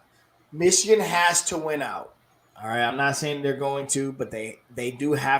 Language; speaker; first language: English; native; English